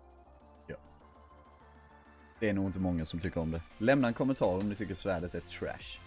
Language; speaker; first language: Swedish; native; Swedish